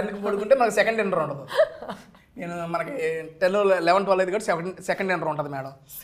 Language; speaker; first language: Telugu; native; Telugu